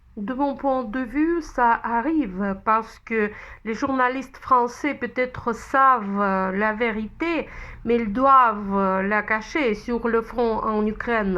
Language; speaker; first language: French; non-native, fluent; Russian